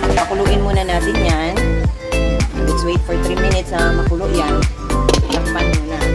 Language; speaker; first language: Filipino; non-native, local second language; Cebuano